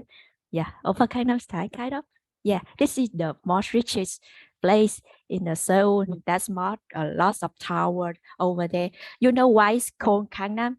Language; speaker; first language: English; non-native, learner; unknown